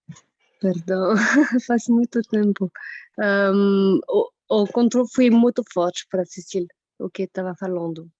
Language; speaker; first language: Portuguese; non-native, fluent; French